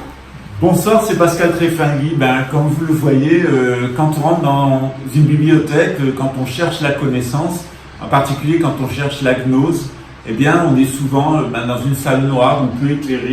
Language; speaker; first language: French; native; French